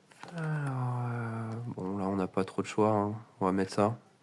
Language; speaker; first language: French; native; French